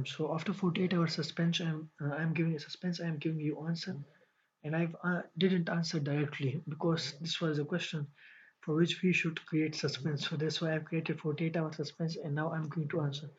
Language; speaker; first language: English; non-native, local second language; Urdu